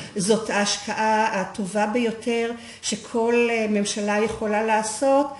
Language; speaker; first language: Hebrew; native; Hebrew